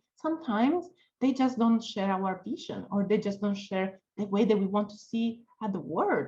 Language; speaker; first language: English; non-native, fluent; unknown